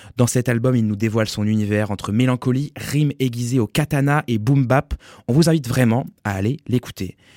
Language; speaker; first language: French; native; French